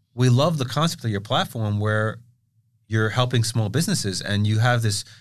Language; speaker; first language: English; native; English